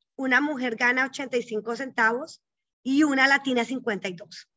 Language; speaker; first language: Spanish; native; Spanish